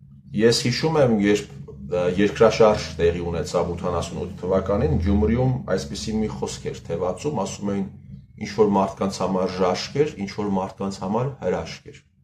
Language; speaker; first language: Armenian; native; Armenian